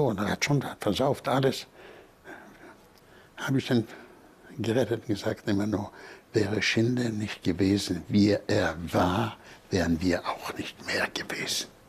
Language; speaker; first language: German; non-native, fluent; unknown